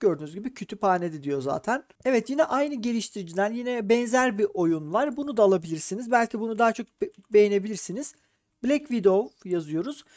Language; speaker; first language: Turkish; native; Turkish